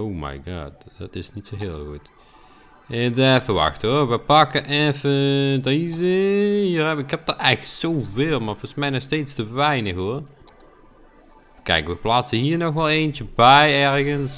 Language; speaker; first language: Dutch; native; Dutch